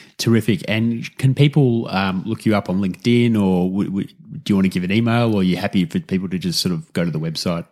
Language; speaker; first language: English; native; English